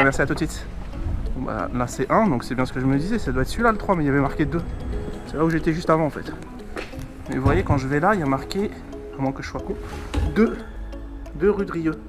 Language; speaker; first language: French; native; French